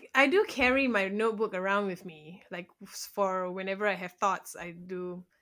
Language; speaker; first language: English; native; English